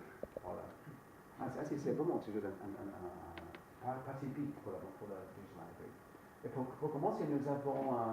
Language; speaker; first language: French; non-native, fluent; English